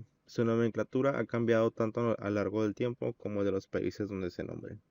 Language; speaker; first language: Spanish; native; Spanish